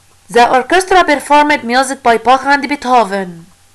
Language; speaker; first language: English; non-native, fluent; Arabic